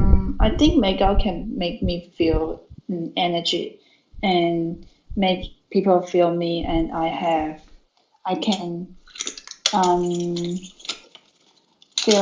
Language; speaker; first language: English; non-native, learner; Chinese